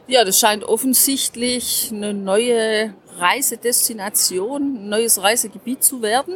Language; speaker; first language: German; native; German